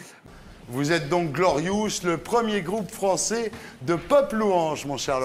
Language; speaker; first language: French; native; French